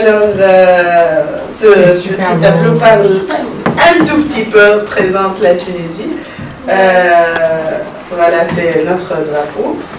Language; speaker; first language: French; non-native, local second language; Arabic